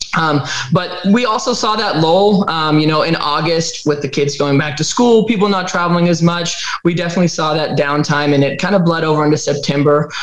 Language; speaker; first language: English; native; English